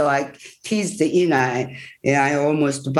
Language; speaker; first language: English; non-native, learner; Korean